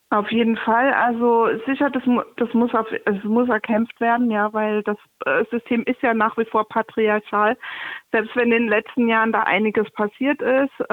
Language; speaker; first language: German; native; German